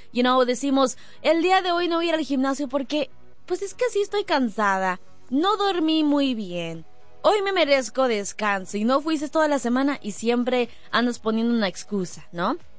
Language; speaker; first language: Spanish; early bilingual, heritage; Spanish